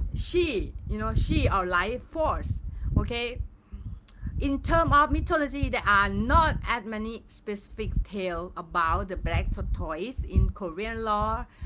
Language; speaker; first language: English; non-native, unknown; Thai